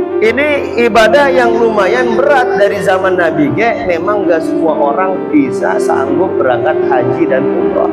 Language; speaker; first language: Indonesian; native; Indonesian